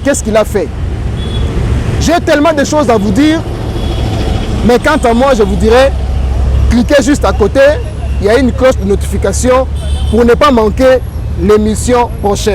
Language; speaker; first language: French; non-native, local second language; Lingala